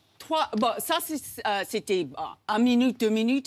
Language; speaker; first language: French; non-native, learner; English